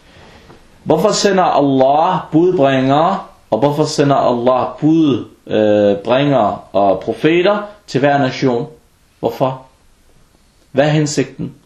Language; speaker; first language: Danish; non-native, fluent; Arabic